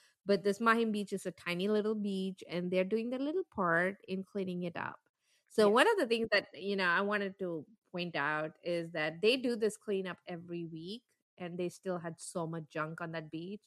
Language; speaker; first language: English; non-native, local second language; Tamil